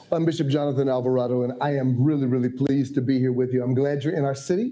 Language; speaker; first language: English; native; English